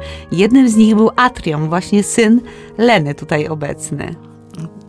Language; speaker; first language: Ukrainian; non-native, learner; Polish